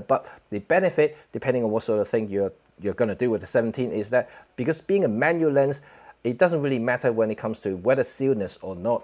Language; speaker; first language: English; non-native, local second language; Cantonese